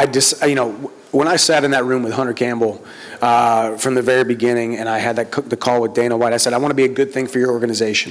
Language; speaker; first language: English; native; English